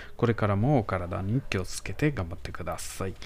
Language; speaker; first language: Japanese; non-native, learner; Bangla